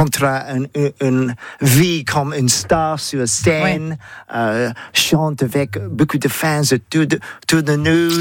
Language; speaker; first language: French; non-native, learner; English